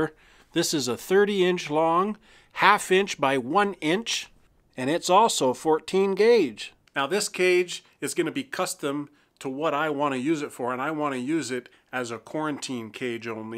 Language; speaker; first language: English; native; English